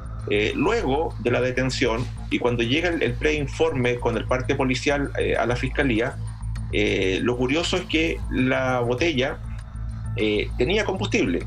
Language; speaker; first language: Spanish; native; Spanish